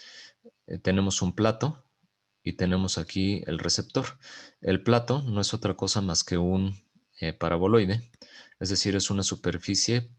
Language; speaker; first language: Spanish; native; Spanish